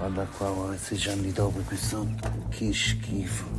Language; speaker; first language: Italian; native; Italian